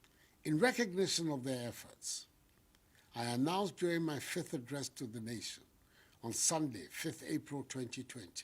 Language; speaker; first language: English; non-native, local second language; Akan